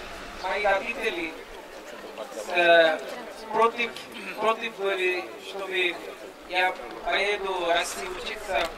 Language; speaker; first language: Russian; non-native, learner; Bangla